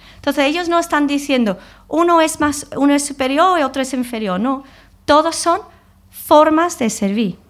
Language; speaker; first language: Spanish; non-native, fluent; English